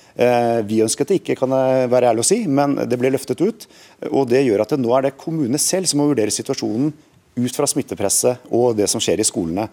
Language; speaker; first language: Norwegian; native; Norwegian